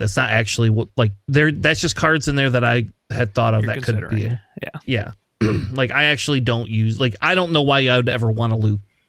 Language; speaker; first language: English; native; English